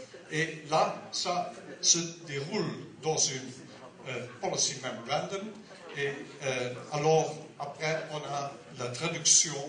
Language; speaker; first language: French; non-native, learner; Dutch